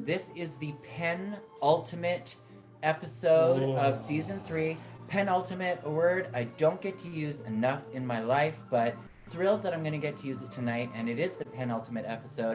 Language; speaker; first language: English; native; English